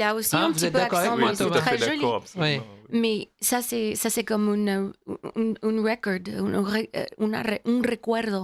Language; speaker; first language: French; non-native, learner; English